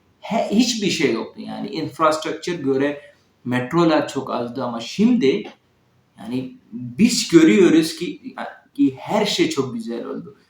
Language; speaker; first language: Turkish; non-native, learner; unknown